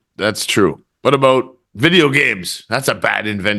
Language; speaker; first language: English; native; English